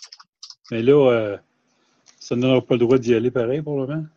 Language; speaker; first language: French; native; French